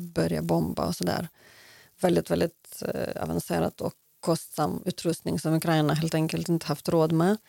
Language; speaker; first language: Swedish; non-native, fluent; Ukrainian